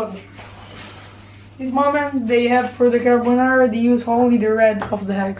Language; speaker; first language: English; non-native, learner; Italian